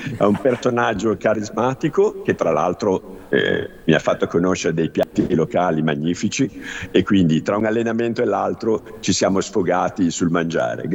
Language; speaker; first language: Italian; native; Italian